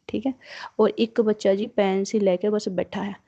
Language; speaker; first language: Hindi; non-native, local second language; Punjabi